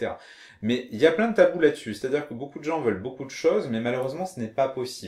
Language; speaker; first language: French; native; French